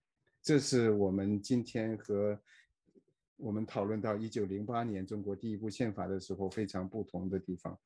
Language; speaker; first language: Chinese; native; Chinese